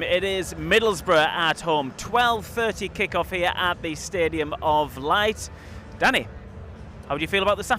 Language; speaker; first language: English; native; English